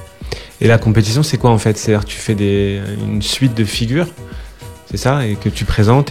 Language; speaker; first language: French; native; French